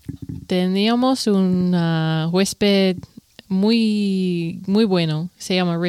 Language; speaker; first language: Spanish; non-native, learner; English